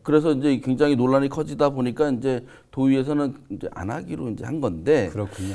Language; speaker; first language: Korean; native; Korean